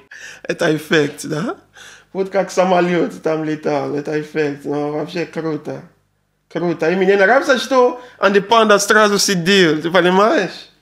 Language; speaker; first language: Russian; non-native, learner; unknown